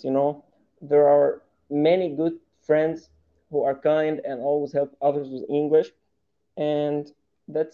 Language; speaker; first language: English; non-native, fluent; Arabic